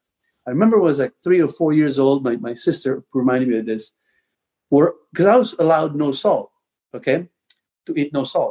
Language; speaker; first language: English; non-native, local second language; Filipino